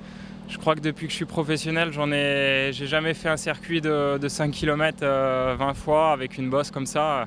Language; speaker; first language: French; native; French